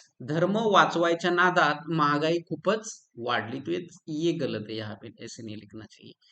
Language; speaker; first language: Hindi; non-native, local second language; Marathi